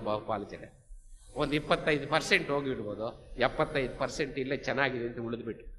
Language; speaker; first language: Kannada; non-native, local second language; Telugu